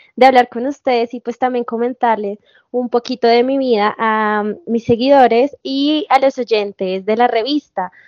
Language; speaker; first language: Spanish; native; Spanish